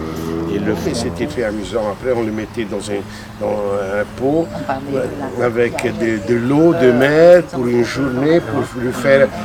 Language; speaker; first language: French; non-native, fluent; Italian